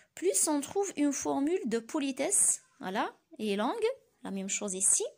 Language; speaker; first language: French; non-native, local second language; Arabic